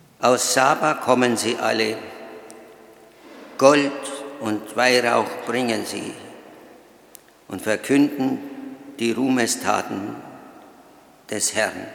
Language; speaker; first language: German; native; German